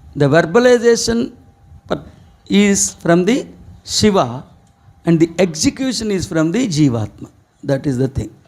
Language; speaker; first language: English; non-native, local second language; Telugu